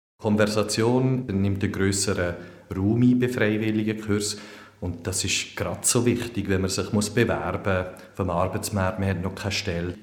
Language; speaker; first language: German; native; German